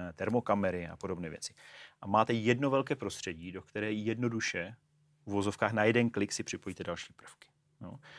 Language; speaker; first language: Czech; native; Czech